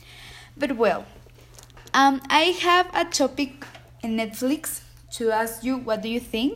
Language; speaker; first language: English; non-native, learner; Spanish